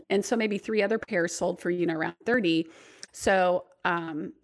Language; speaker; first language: English; native; English